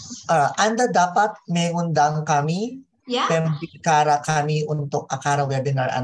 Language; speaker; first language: Indonesian; non-native, learner; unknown